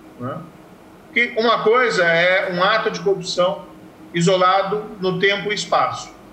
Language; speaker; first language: Portuguese; native; Portuguese